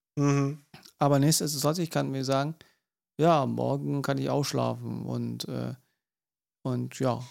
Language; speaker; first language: German; early bilingual, other home language; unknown